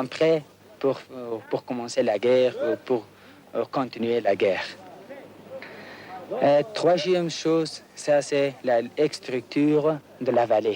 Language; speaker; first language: French; non-native, learner; Persian